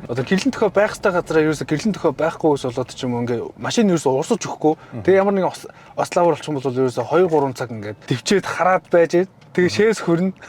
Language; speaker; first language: Mongolian; native; Mongolian